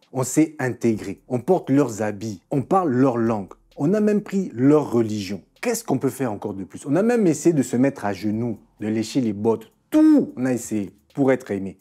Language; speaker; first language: French; non-native, local second language; Lingala